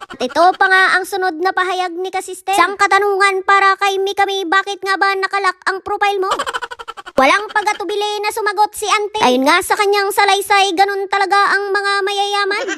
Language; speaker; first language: Filipino; non-native, local second language; Cebuano